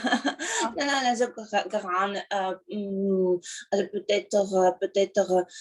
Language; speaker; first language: French; non-native, learner; Russian